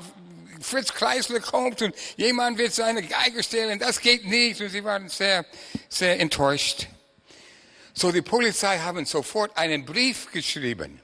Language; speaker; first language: German; non-native, fluent; English